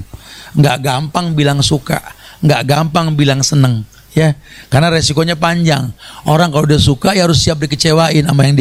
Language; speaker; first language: Indonesian; native; Indonesian